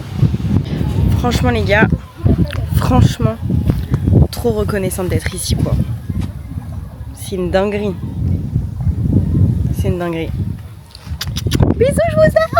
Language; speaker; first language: French; native; French